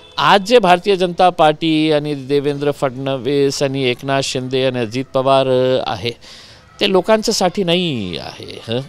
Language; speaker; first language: Marathi; non-native, local second language; Urdu